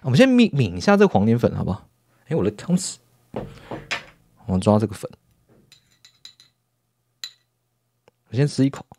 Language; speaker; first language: Chinese; native; Chinese